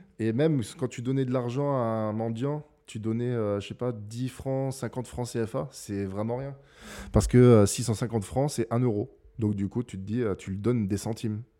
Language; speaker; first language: French; native; French